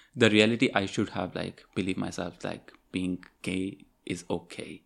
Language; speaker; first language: English; non-native, local second language; Urdu